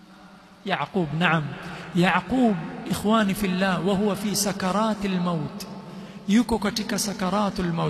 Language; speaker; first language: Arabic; non-native, fluent; Swahili